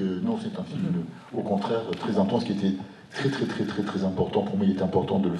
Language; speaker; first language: French; native; French